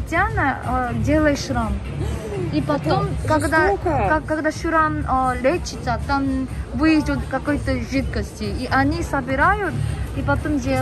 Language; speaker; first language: Russian; non-native, learner; Korean